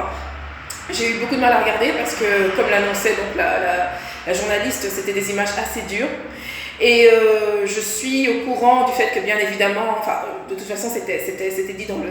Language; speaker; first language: French; native; French